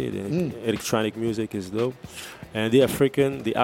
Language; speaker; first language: English; non-native, fluent; French